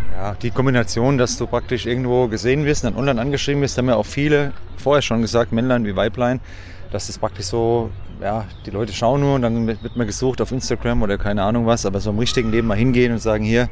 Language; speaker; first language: German; native; German